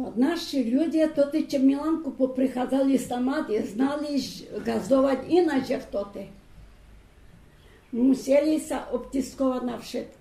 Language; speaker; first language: Slovak; early bilingual, heritage; Slovak